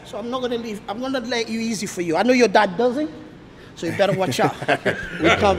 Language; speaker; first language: English; non-native, fluent; Portuguese